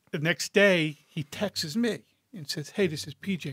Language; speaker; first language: English; native; English